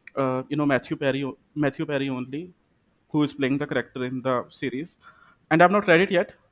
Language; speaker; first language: English; non-native, local second language; Punjabi